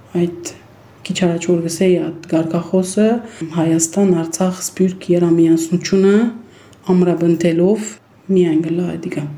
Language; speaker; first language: Armenian; early bilingual, heritage; Armenian